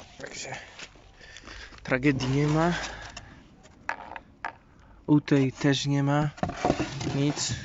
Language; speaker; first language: Polish; native; Polish